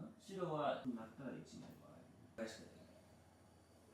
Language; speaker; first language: Japanese; native; Japanese